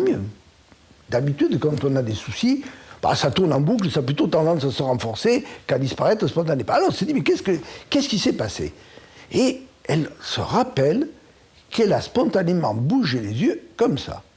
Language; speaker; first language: French; native; French